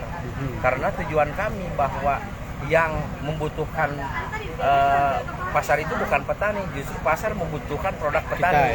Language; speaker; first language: Indonesian; native; Indonesian